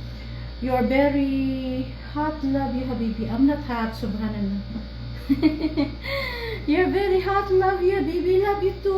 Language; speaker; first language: English; non-native, learner; Filipino